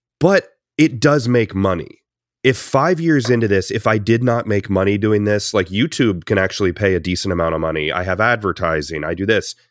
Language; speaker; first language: English; native; English